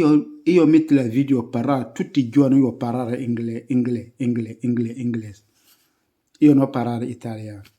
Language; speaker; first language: Italian; non-native, learner; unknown